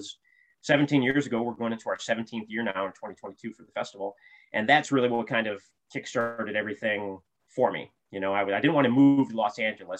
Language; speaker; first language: English; native; English